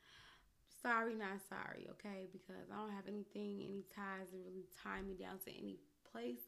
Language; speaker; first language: English; native; English